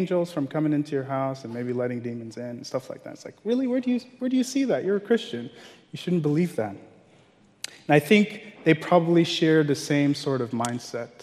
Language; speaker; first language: English; non-native, local second language; Yoruba